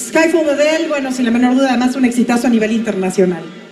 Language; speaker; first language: Spanish; native; Spanish